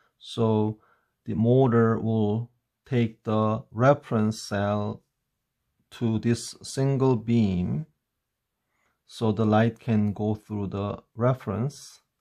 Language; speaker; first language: English; non-native, fluent; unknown